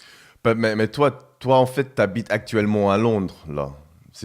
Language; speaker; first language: French; non-native, fluent; English